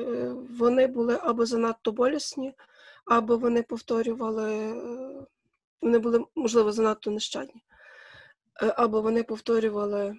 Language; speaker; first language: Ukrainian; native; Ukrainian